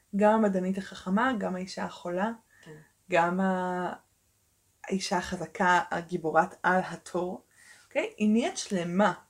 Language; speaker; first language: Hebrew; early bilingual, other home language; Russian